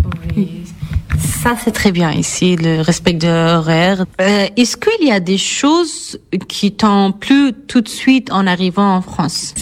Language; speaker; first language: French; non-native, fluent; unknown